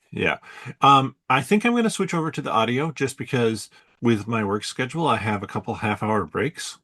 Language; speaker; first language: English; native; English